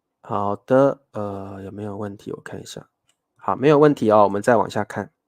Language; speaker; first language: Chinese; native; Chinese